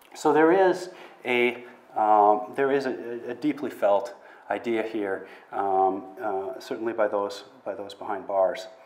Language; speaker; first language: English; native; English